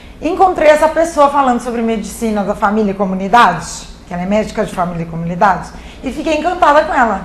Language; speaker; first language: Portuguese; native; Portuguese